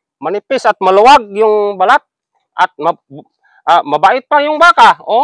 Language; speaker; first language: Filipino; non-native, local second language; Cebuano